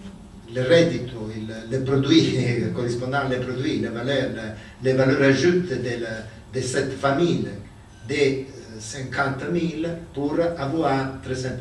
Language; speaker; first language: French; non-native, learner; Italian